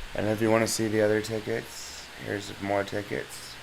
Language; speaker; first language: English; native; English